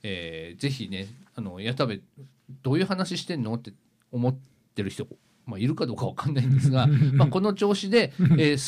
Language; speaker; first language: Japanese; native; Japanese